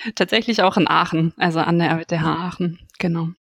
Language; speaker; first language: German; native; German